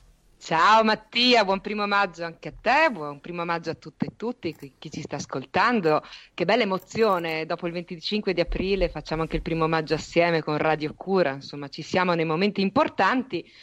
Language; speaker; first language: Italian; native; Italian